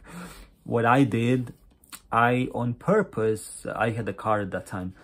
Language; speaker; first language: English; non-native, fluent; Latvian